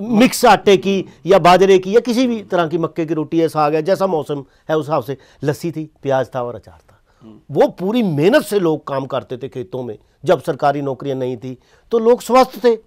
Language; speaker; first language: Hindi; non-native, local second language; Punjabi